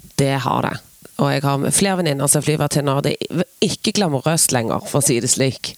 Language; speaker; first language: Norwegian; native; Norwegian